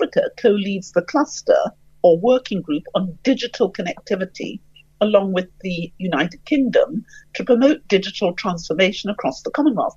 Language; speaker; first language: English; native; English